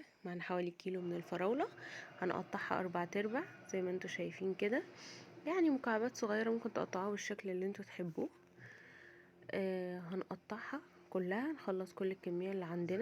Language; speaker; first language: Arabic; native; Arabic